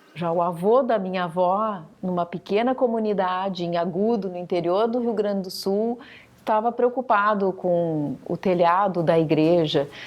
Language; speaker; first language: Portuguese; native; Portuguese